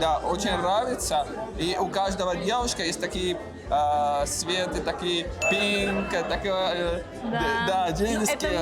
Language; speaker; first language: Russian; non-native, learner; Arabic